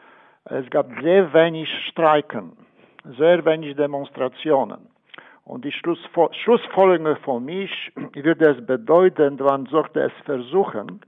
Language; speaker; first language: German; non-native, fluent; Polish